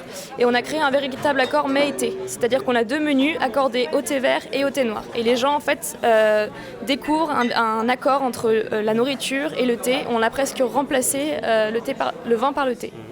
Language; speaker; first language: French; native; French